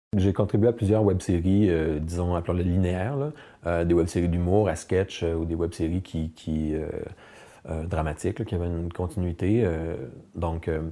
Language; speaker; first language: French; native; French